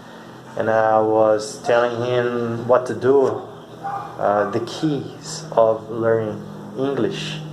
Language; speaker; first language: English; non-native, fluent; Portuguese